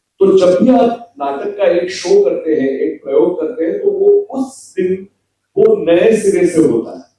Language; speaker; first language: Hindi; non-native, local second language; Gujarati